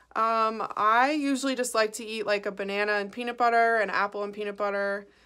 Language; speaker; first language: English; native; English